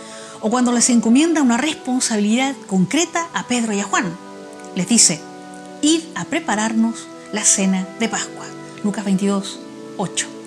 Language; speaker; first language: Spanish; native; Spanish